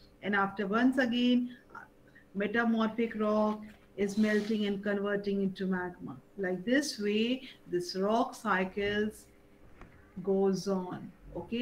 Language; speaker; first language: English; non-native, local second language; Hindi